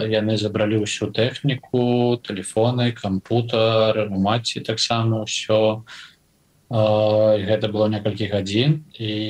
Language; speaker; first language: Belarusian; non-native, local second language; Russian